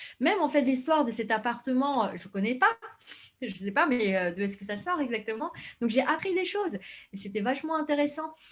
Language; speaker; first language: French; non-native, fluent; Vietnamese